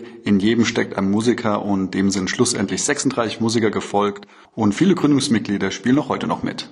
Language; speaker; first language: German; native; German